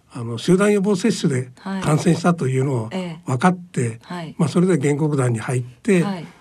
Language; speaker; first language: Japanese; native; Japanese